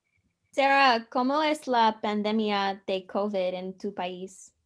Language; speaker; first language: Spanish; non-native, learner; English